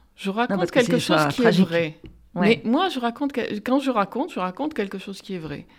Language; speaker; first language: French; native; French